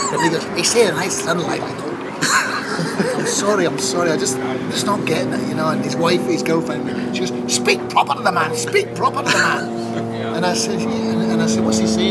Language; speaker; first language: English; native; English